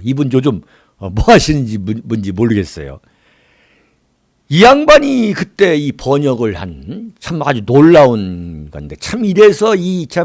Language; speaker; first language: Korean; native; Korean